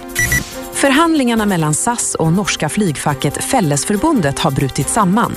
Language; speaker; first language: Swedish; native; Swedish